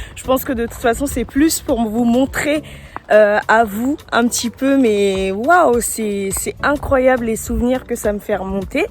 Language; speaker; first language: French; early bilingual, other home language; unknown